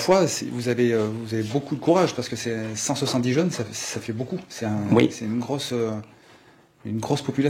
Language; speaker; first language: French; native; French